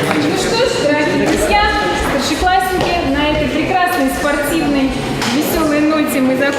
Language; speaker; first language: Russian; native; Russian